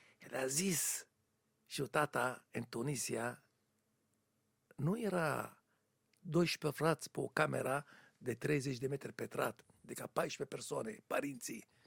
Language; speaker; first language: Romanian; non-native, learner; Hebrew